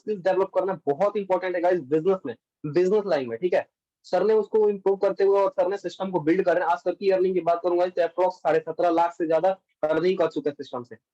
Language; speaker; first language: Hindi; native; Hindi